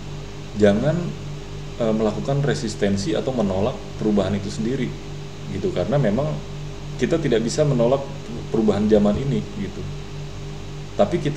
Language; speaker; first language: Indonesian; native; Indonesian